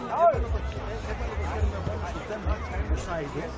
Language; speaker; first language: Greek; early bilingual, heritage; Greek